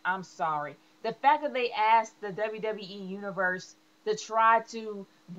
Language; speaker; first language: English; native; English